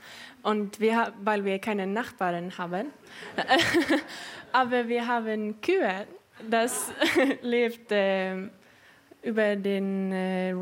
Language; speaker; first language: German; non-native, fluent; Swedish